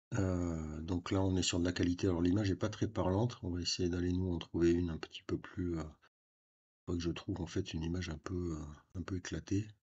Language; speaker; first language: French; native; French